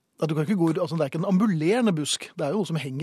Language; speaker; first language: Norwegian; native; Norwegian